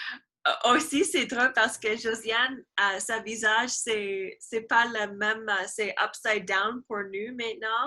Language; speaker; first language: French; non-native, learner; English